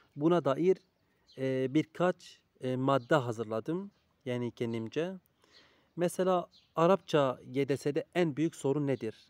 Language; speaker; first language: Turkish; native; Turkish